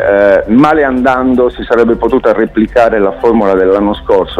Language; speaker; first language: Italian; native; Italian